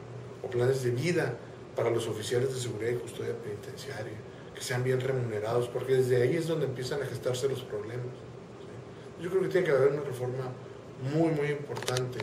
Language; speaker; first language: Spanish; native; Spanish